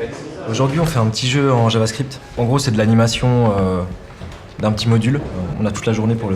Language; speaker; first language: French; native; French